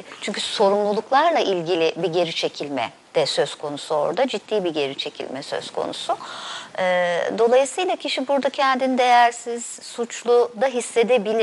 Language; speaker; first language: Turkish; native; Turkish